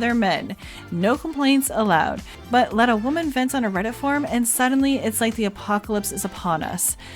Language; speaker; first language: English; native; English